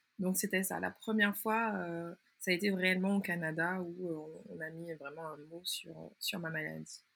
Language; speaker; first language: French; native; French